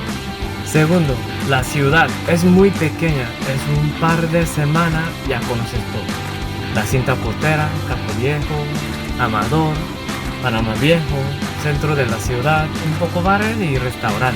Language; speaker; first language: Spanish; non-native, learner; Korean